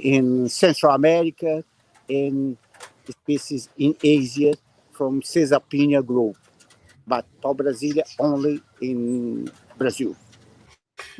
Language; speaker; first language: English; non-native, learner; Portuguese